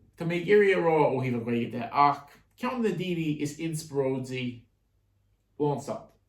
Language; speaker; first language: Irish; native; Irish